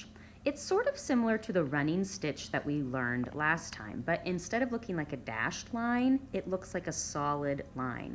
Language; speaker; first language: English; native; English